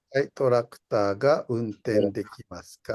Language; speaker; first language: Japanese; non-native, fluent; Indonesian